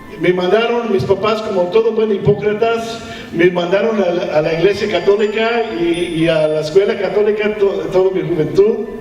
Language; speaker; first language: Spanish; early bilingual, heritage; English